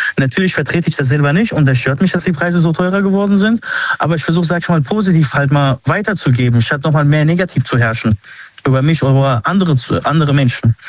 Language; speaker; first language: German; early bilingual, other home language; Arabic